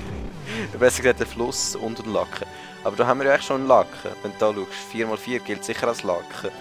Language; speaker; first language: German; native; German